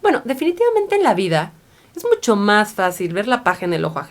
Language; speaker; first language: Spanish; native; Spanish